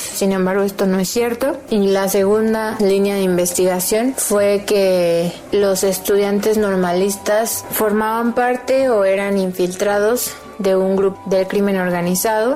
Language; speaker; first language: Spanish; native; Spanish